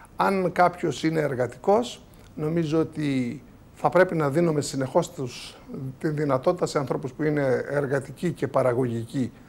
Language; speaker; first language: Greek; native; Greek